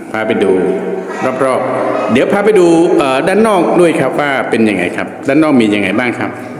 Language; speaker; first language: Thai; non-native, local second language; Khmer